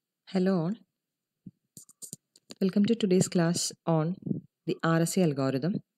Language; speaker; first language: English; non-native, local second language; Malayalam